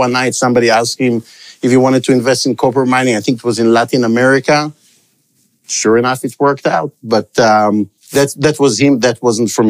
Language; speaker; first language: English; non-native, local second language; Hebrew